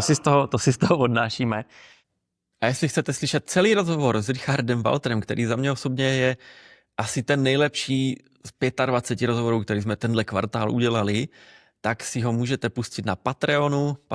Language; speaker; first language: Czech; native; Czech